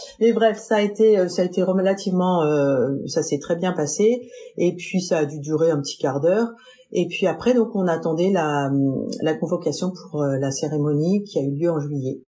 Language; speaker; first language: French; native; French